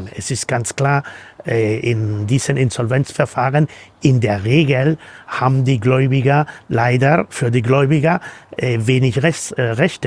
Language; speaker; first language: German; non-native, fluent; Spanish